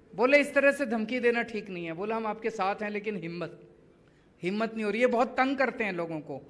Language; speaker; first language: Hindi; native; Hindi